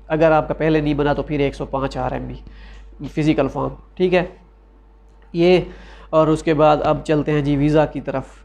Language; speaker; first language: Urdu; non-native, local second language; Saraiki